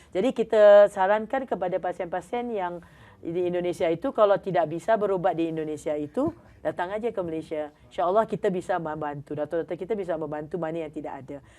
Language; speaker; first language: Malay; native; Malay